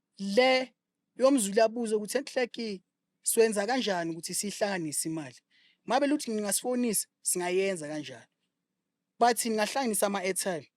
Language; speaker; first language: Zulu; non-native, local second language; Southern Sotho